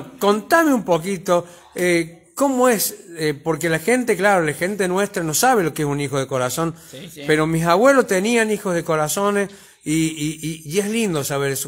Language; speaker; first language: Spanish; native; Spanish